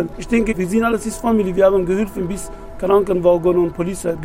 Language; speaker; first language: German; non-native, learner; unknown